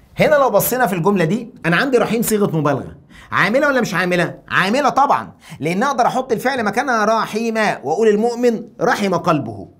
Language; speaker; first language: Arabic; native; Arabic